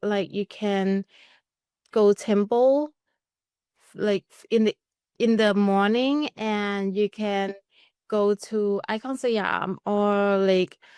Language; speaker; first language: English; non-native, learner; Thai